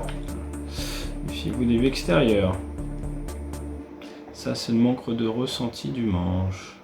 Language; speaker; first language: French; native; French